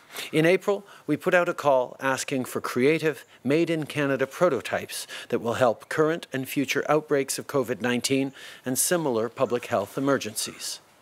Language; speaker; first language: English; early bilingual, other home language; French